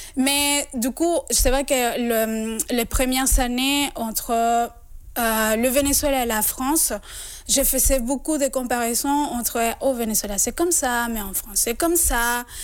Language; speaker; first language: French; non-native, fluent; Spanish